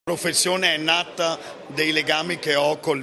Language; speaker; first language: Italian; early bilingual, heritage; Italian